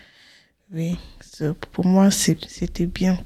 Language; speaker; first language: French; non-native, learner; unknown